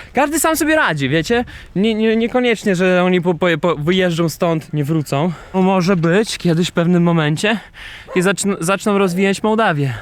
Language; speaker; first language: Polish; non-native, fluent; Russian